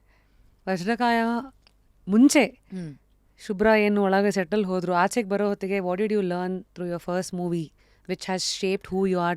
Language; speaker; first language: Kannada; native; Kannada